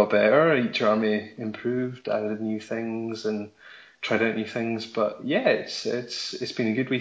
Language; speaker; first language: English; native; English